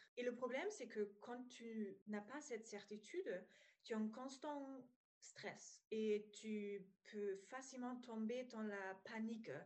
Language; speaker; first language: French; non-native, fluent; German